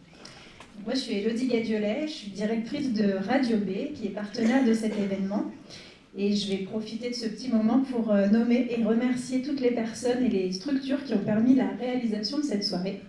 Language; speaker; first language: French; native; French